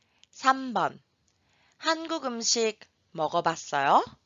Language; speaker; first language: Korean; native; Korean